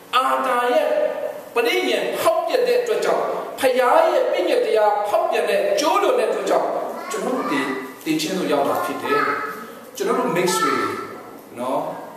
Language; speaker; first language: Burmese; non-native, local second language; Tedim Chin